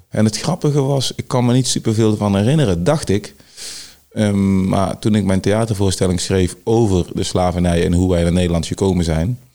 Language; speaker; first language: Dutch; early bilingual, other home language; Sranan Tongo